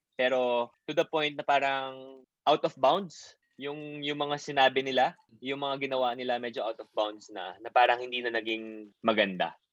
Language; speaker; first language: Filipino; non-native, local second language; Bikol